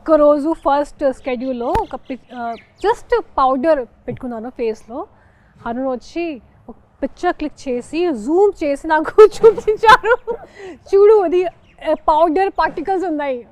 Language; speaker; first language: Telugu; non-native, fluent; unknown